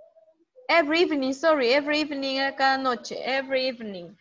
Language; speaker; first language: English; non-native, fluent; Spanish